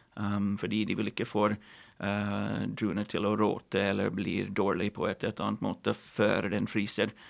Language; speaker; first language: Norwegian; non-native, fluent; English